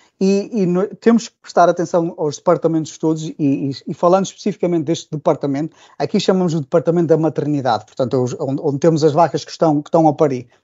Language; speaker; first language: Portuguese; native; Portuguese